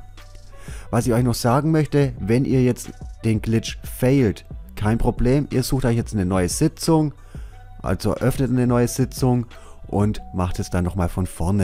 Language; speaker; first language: German; native; German